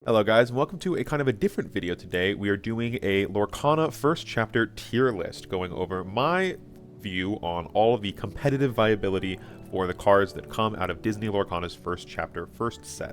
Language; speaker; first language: English; native; English